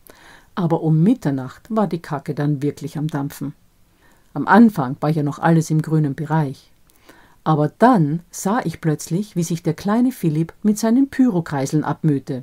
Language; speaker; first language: German; native; German